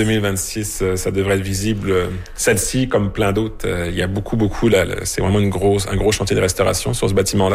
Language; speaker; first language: French; native; French